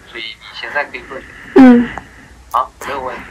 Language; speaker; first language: Chinese; native; Chinese